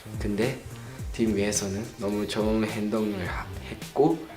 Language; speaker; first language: Korean; non-native, learner; Japanese